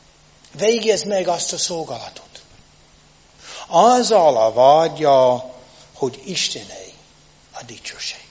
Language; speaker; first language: Hungarian; non-native, fluent; English